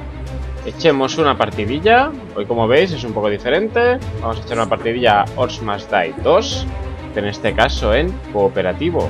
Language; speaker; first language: Spanish; native; Spanish